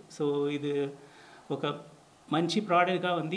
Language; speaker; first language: Telugu; non-native, learner; Tamil